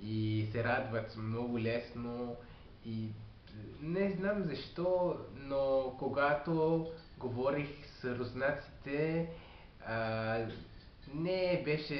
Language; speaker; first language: Bulgarian; non-native, learner; French